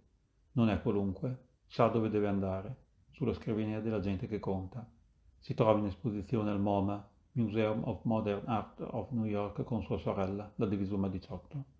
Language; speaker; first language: Italian; native; Italian